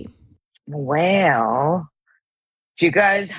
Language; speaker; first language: English; native; English